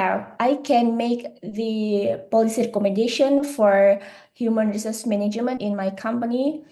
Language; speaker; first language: English; non-native, learner; Indonesian